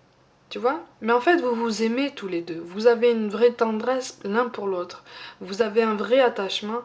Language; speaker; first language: French; native; French